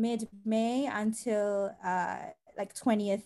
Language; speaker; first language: English; non-native, local second language; Malay